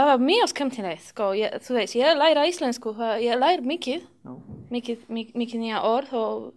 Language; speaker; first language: Icelandic; non-native, learner; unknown